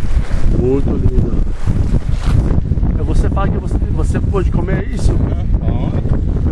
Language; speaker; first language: Portuguese; non-native, learner; Hebrew